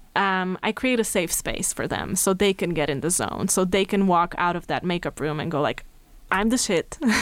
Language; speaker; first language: English; non-native, fluent; Slovenian